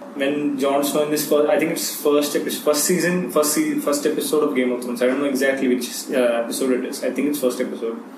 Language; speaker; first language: English; non-native, local second language; Malayalam